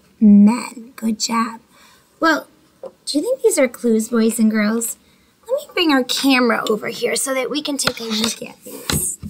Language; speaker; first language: English; native; English